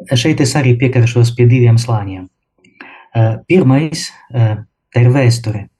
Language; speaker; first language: Latvian; non-native, local second language; Russian